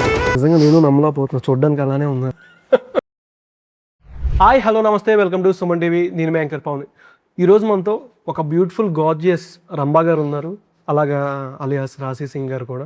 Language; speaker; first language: Telugu; native; Telugu